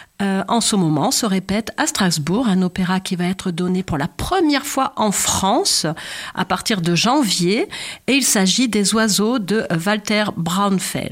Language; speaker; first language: French; native; French